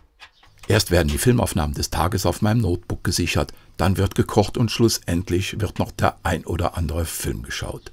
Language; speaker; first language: German; native; German